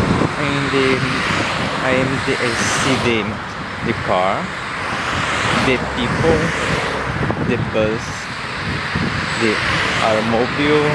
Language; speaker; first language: English; non-native, learner; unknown